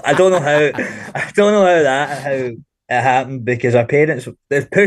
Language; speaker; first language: English; native; English